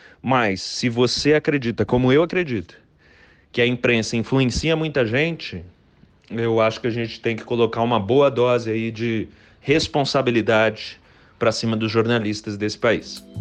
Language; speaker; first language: Portuguese; native; Portuguese